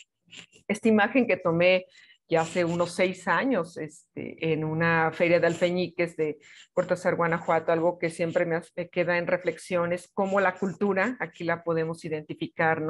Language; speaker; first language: Spanish; native; Spanish